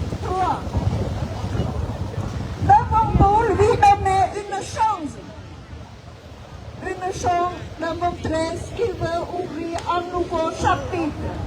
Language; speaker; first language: French; non-native, fluent; Khmer